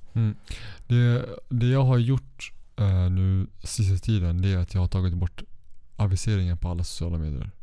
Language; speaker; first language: Swedish; early bilingual, other home language; Kurdish